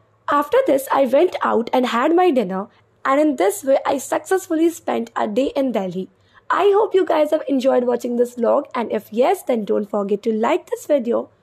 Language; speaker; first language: English; non-native, local second language; Hindi